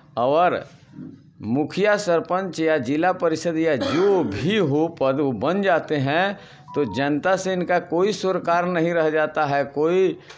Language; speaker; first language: Hindi; native; Hindi